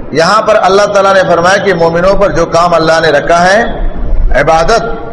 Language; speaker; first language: Urdu; non-native, local second language; Pashto